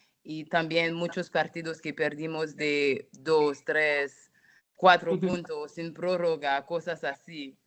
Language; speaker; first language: Spanish; non-native, fluent; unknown